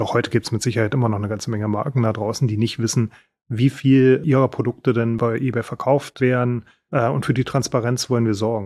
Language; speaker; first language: German; native; German